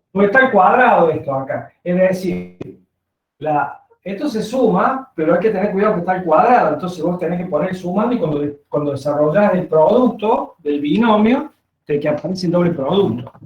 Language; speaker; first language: Spanish; native; Spanish